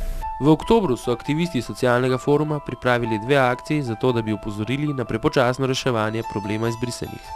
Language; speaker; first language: Slovenian; native; Slovenian